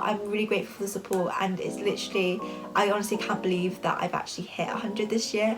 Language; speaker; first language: English; native; English